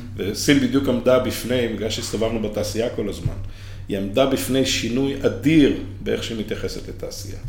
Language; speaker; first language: Hebrew; native; Hebrew